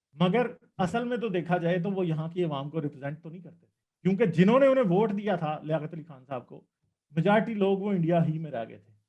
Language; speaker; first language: Urdu; non-native, local second language; Punjabi